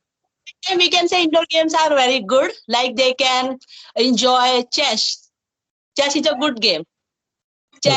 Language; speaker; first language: English; non-native, fluent; Hindi